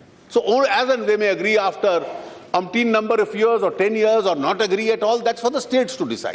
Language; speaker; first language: English; non-native, local second language; Hindi